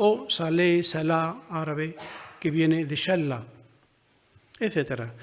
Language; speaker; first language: Spanish; non-native, fluent; Arabic